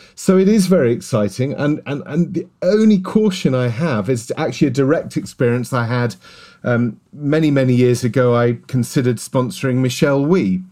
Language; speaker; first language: English; native; English